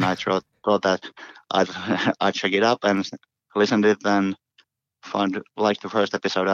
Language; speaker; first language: English; non-native, fluent; Finnish